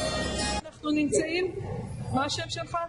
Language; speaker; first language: Hebrew; native; Hebrew